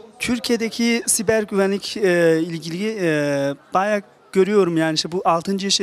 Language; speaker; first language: Turkish; non-native, fluent; Chinese